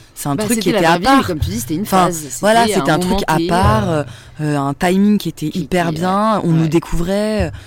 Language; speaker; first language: French; native; French